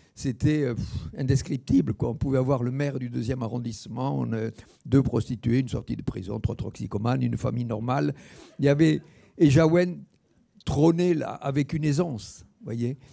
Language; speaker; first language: French; native; French